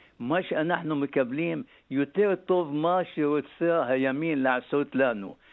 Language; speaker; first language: Hebrew; non-native, local second language; Arabic